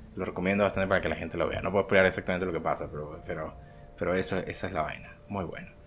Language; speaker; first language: Spanish; native; Spanish